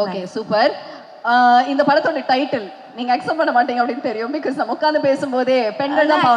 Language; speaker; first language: Tamil; native; Tamil